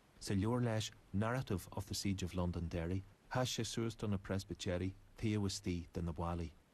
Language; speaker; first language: Irish; native; Irish